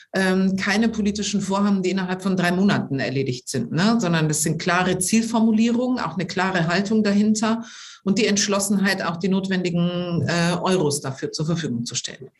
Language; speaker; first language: German; native; German